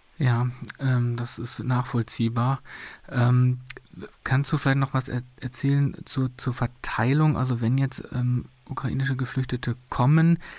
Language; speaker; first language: German; native; German